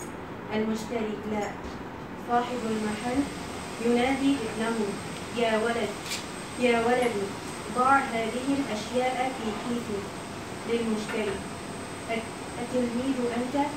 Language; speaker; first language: Arabic; non-native, learner; Urdu